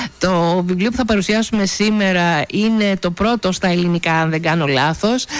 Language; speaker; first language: Greek; native; Greek